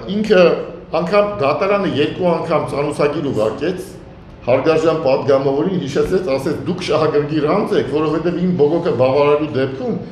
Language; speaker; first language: Armenian; native; Armenian